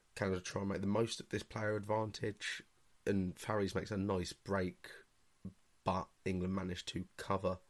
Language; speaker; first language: English; native; English